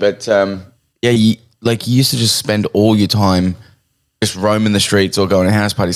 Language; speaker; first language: English; native; English